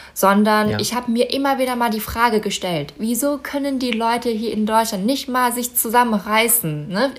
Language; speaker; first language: German; non-native, fluent; Chinese